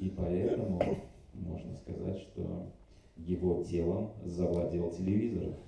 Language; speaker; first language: Russian; native; Russian